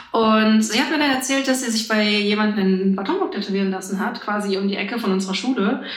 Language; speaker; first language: German; native; German